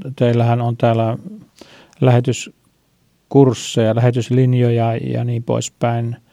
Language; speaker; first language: Finnish; native; Finnish